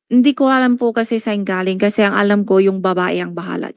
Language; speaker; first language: Filipino; non-native, learner; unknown